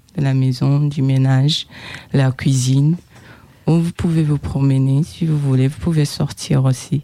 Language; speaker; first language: French; non-native, local second language; Kinyarwanda